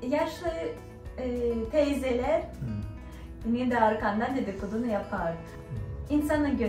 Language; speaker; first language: Turkish; non-native, fluent; Russian